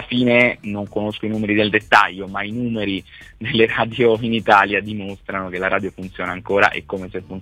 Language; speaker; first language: Italian; native; Italian